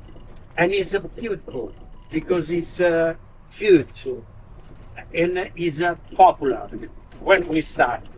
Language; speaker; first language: English; non-native, learner; Italian